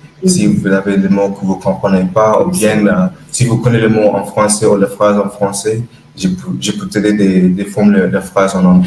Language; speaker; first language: French; non-native, learner; English